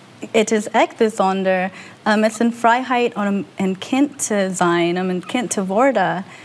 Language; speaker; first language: Dutch; non-native, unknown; English